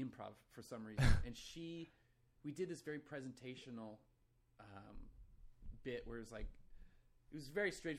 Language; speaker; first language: English; native; English